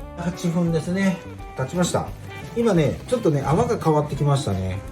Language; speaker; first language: Japanese; native; Japanese